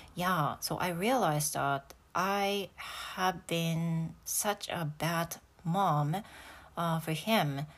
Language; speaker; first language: English; non-native, fluent; Japanese